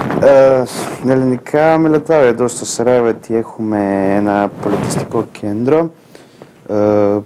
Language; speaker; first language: Greek; non-native, fluent; Bosnian